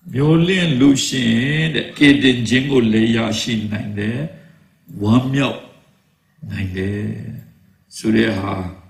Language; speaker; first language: Burmese; non-native, local second language; Kachin